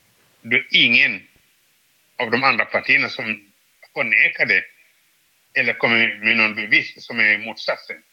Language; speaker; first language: Swedish; non-native, fluent; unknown